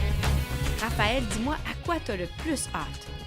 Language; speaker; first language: French; native; French